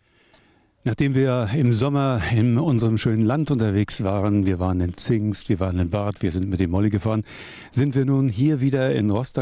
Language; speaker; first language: German; native; German